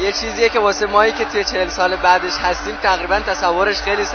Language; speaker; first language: Persian; native; Persian